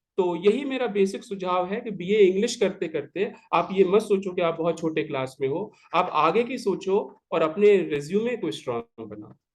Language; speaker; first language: Hindi; native; Hindi